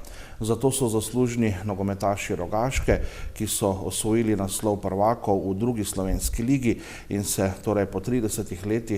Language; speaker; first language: Slovenian; native; Slovenian